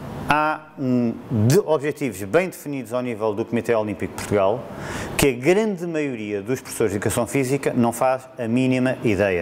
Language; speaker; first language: Portuguese; native; Portuguese